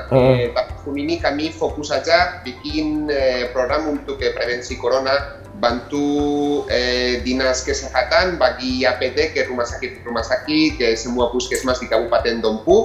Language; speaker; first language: Indonesian; non-native, fluent; Spanish